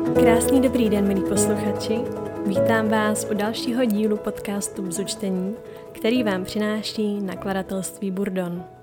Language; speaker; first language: Czech; native; Czech